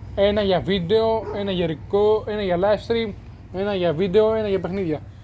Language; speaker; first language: Greek; native; Greek